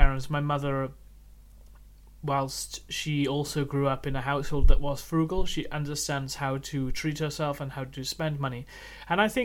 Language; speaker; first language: English; native; English